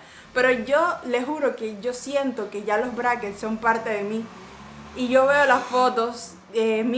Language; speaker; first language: Spanish; native; Spanish